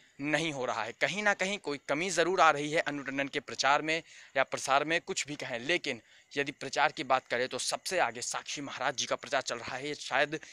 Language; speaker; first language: Hindi; native; Hindi